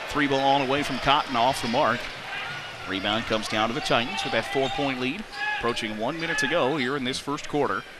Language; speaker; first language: English; native; English